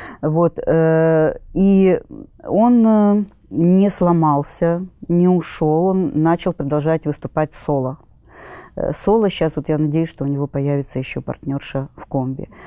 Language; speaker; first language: Russian; native; Russian